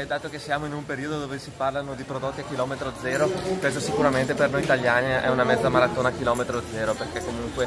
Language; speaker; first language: Italian; native; Italian